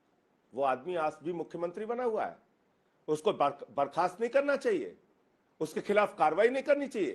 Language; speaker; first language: Hindi; native; Hindi